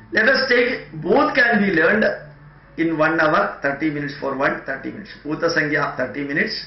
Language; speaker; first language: English; non-native, local second language; Malayalam